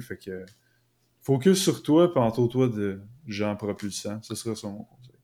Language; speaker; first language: French; native; French